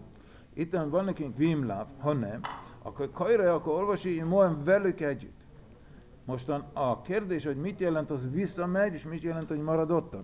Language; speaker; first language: Hungarian; early bilingual, heritage; Hungarian